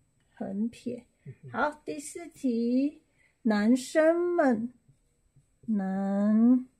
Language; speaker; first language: Chinese; non-native, learner; English